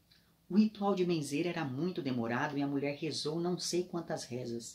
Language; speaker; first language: Portuguese; native; Portuguese